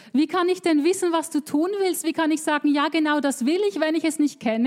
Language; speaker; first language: German; native; German